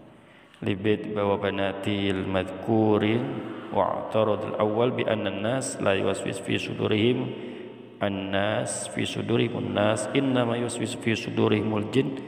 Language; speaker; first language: Arabic; non-native, fluent; Indonesian